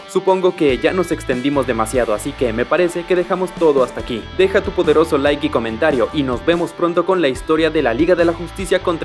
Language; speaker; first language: Spanish; native; Spanish